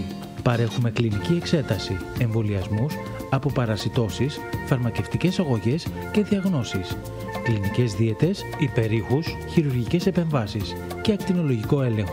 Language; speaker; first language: Greek; native; Greek